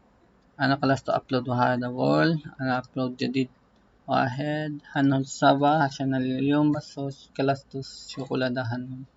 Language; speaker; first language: Arabic; non-native, learner; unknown